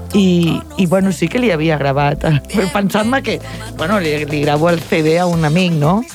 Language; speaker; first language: Catalan; non-native, local second language; Spanish